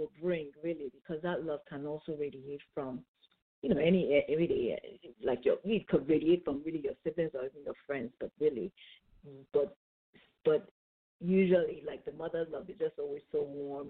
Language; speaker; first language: English; non-native, local second language; Yoruba